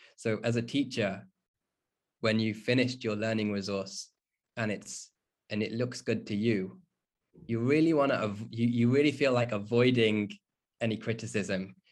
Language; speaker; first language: English; native; English